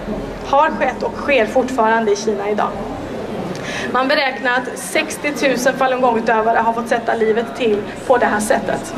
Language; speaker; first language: Swedish; native; Swedish